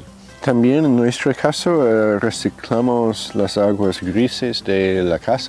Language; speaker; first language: Spanish; non-native, fluent; English